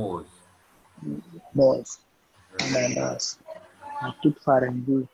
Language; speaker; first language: Persian; non-native, learner; Urdu